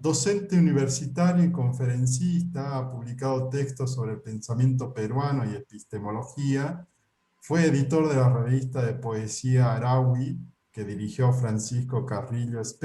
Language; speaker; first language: Spanish; native; Spanish